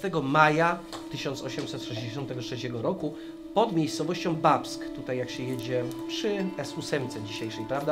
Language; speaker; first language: Polish; native; Polish